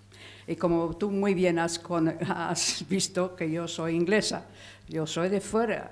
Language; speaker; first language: Spanish; non-native, fluent; English